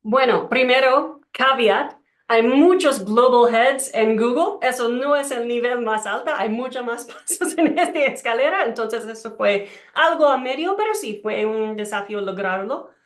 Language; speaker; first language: Spanish; non-native, learner; English